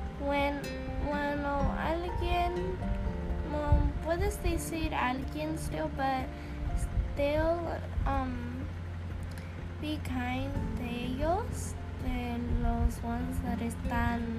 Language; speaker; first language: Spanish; early bilingual, heritage; English